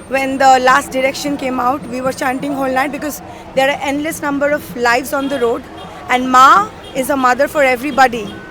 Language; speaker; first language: English; non-native, local second language; Bangla